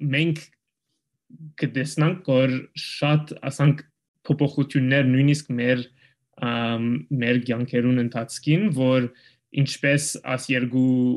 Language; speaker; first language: Armenian; early bilingual, heritage; Armenian